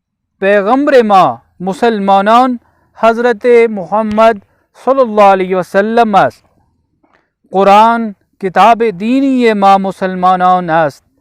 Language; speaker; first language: Persian; non-native, fluent; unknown